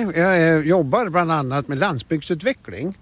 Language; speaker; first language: Swedish; native; Swedish